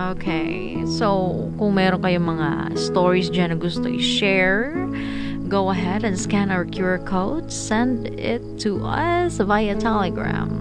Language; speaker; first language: Filipino; non-native, local second language; Waray